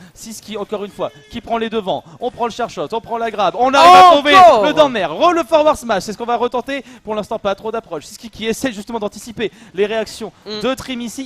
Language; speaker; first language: French; native; French